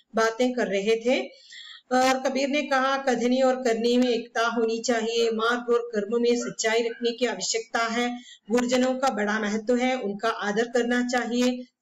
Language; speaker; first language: Hindi; non-native, local second language; Malayalam